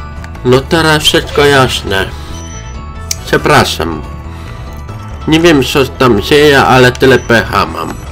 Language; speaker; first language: Polish; non-native, learner; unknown